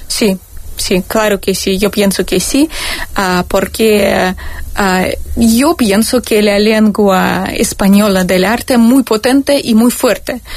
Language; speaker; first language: Spanish; non-native, fluent; Russian